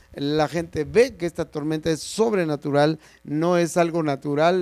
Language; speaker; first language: Spanish; native; Spanish